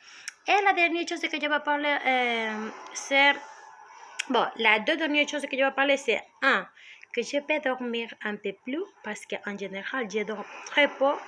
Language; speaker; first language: French; non-native, learner; Spanish